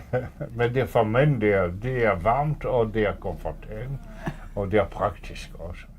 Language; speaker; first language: Danish; non-native, fluent; French